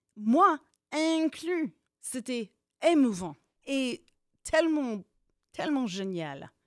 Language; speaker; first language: French; non-native, fluent; English